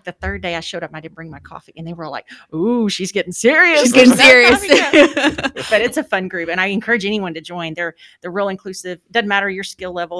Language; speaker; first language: English; native; English